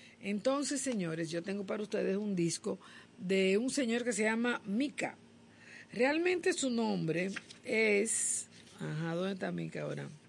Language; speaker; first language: Spanish; native; Spanish